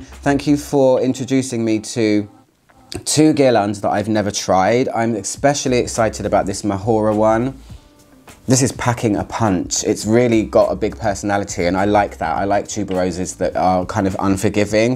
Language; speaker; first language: English; native; English